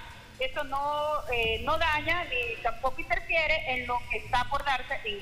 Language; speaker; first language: Spanish; native; Spanish